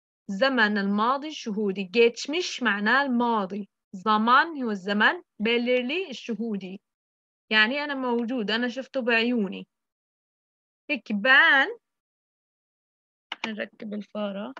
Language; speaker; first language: Arabic; native; Arabic